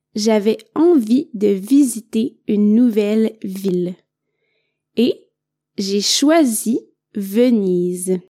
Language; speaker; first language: French; native; French